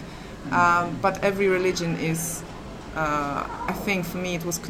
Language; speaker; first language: English; non-native, fluent; Polish